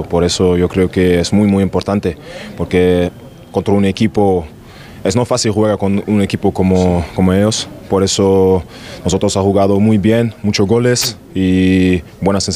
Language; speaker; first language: Spanish; non-native, learner; German